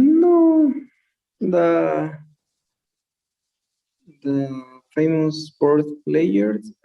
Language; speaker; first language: English; non-native, learner; Spanish